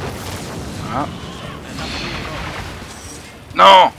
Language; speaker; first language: French; native; French